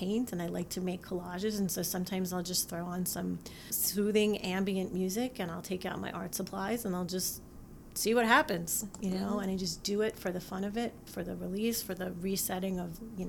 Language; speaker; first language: English; native; English